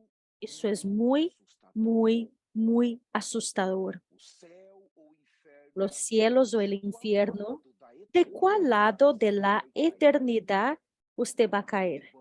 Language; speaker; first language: Spanish; non-native, fluent; Portuguese